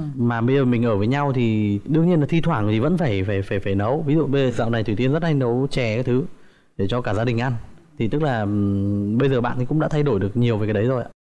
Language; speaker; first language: Vietnamese; native; Vietnamese